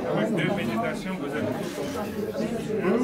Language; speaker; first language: French; non-native, fluent; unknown